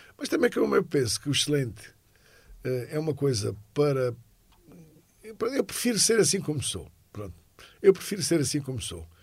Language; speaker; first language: Portuguese; native; Portuguese